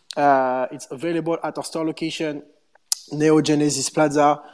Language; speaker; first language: English; non-native, fluent; French